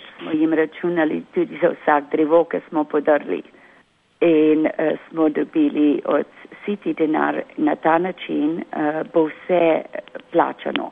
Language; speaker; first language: Slovenian; early bilingual, heritage; Slovenian